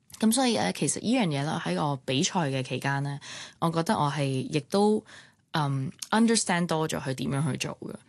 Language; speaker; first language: Cantonese; early bilingual, heritage; Cantonese